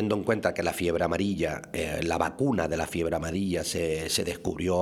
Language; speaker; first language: Spanish; native; Spanish